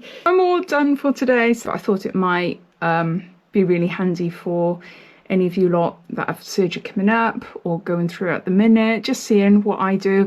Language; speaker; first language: English; native; English